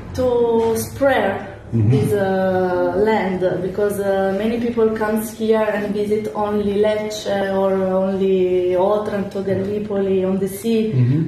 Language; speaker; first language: English; non-native, learner; Italian